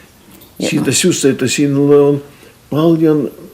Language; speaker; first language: Finnish; non-native, learner; Russian